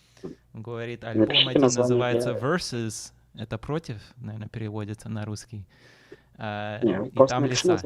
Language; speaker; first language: Russian; early bilingual, heritage; Russian